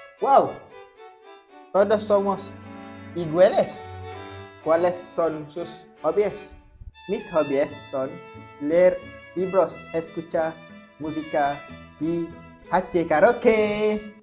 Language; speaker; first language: Spanish; non-native, learner; Malay